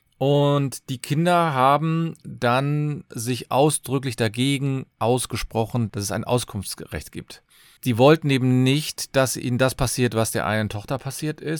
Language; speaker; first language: German; native; German